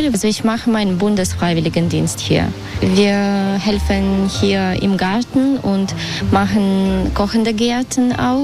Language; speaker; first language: German; non-native, learner; Russian